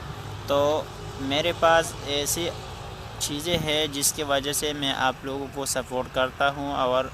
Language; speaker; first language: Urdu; non-native, local second language; Pashto